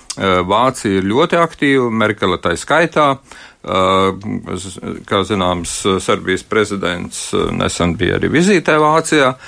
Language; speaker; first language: Latvian; native; Latvian